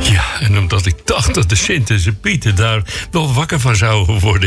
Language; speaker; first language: Dutch; native; Dutch